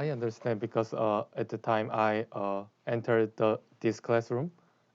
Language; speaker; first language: English; non-native, learner; Korean